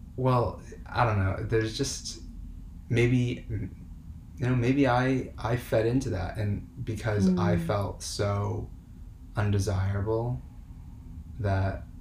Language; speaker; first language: English; native; English